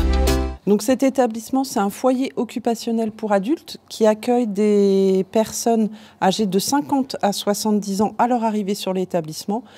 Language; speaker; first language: French; native; French